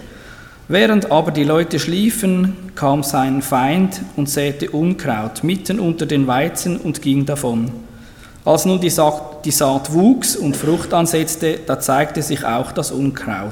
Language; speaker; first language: German; native; German